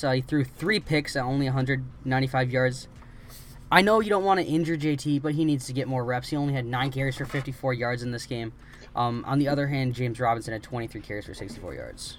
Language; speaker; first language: English; native; English